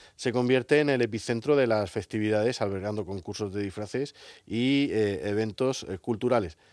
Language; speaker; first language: Spanish; native; Spanish